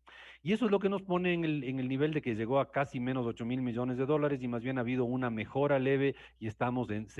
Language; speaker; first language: Spanish; native; Spanish